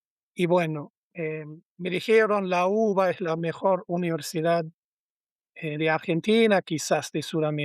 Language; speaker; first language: Spanish; non-native, learner; German